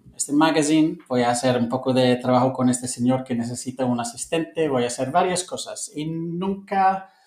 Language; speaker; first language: Spanish; non-native, fluent; English